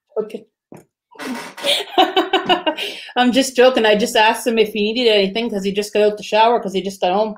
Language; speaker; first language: English; native; English